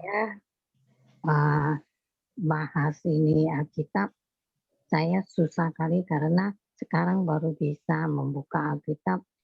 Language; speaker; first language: Indonesian; non-native, local second language; Chinese